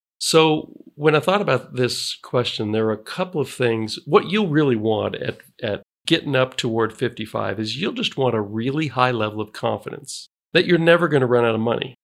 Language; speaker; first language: English; native; English